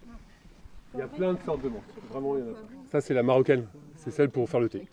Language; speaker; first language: French; native; French